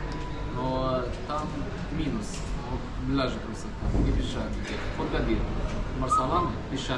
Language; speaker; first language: Russian; non-native, fluent; Arabic